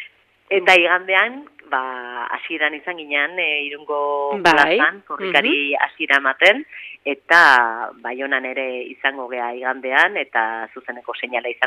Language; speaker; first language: Basque; native; Basque